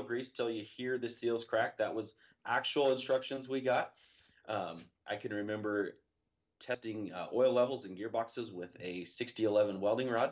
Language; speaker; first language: English; native; English